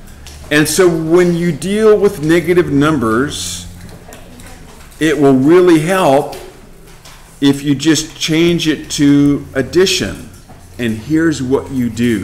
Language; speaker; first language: English; native; English